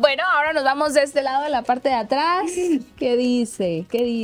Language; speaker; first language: Spanish; native; Spanish